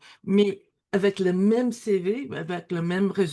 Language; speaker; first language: French; non-native, learner; English